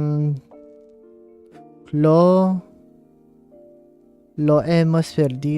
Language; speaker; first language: Spanish; non-native, learner; English